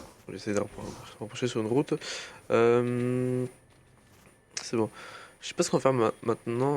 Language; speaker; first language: French; native; French